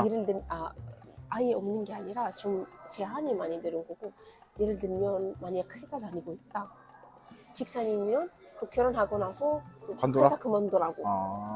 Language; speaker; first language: Korean; non-native, fluent; Arabic